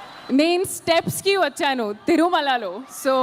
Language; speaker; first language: Telugu; non-native, learner; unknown